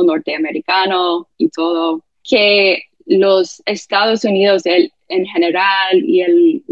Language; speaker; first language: Spanish; non-native, fluent; English